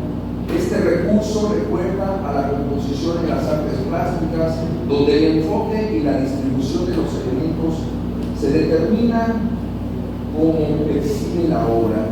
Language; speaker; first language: Spanish; native; Spanish